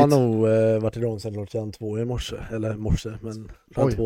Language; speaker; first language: Swedish; native; Swedish